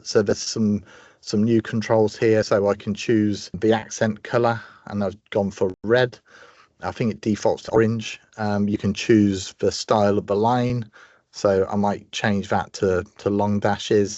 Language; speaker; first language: English; native; English